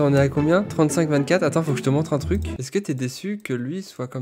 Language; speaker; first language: French; native; French